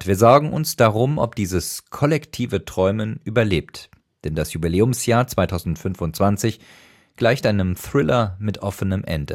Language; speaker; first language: German; native; German